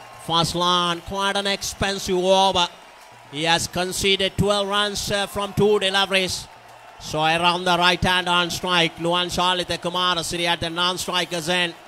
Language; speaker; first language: English; non-native, local second language; Sinhala